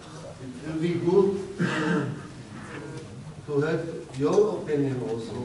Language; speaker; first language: English; non-native, learner; Czech